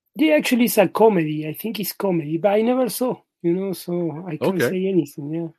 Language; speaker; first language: English; non-native, learner; Spanish